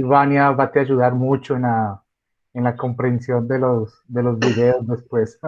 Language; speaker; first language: Spanish; non-native, learner; Portuguese